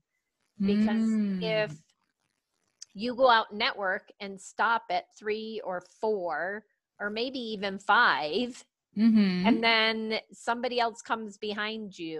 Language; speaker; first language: English; native; English